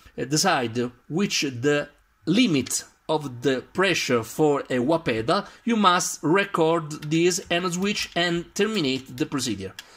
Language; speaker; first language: English; non-native, learner; Italian